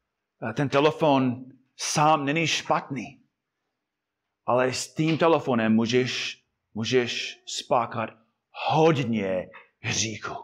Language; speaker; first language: Czech; non-native, fluent; English